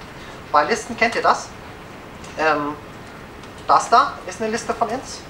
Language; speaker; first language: German; native; German